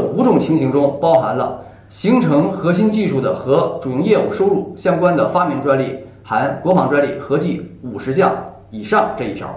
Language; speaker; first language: Chinese; native; Chinese